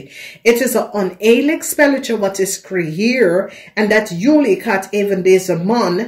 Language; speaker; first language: Dutch; non-native, fluent; English